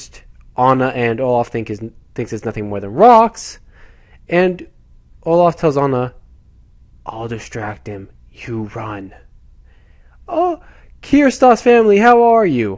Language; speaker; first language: English; native; English